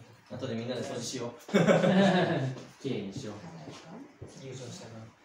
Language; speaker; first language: Japanese; native; Japanese